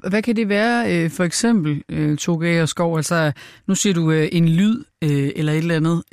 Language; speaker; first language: Danish; native; Danish